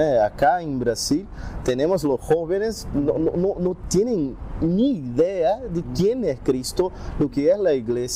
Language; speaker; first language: Spanish; non-native, fluent; Portuguese